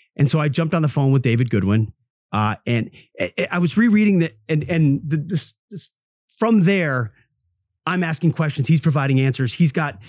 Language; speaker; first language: English; native; English